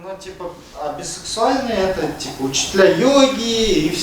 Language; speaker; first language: Russian; native; Russian